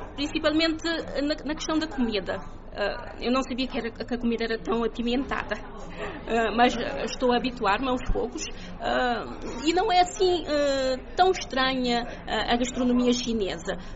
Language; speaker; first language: Portuguese; non-native, local second language; Kabuverdianu